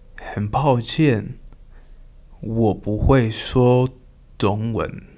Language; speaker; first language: Chinese; non-native, fluent; Spanish